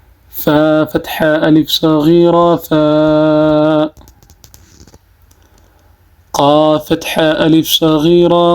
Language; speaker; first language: Arabic; non-native, fluent; Amharic